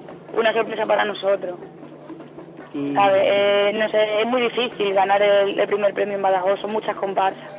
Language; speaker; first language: Spanish; native; Spanish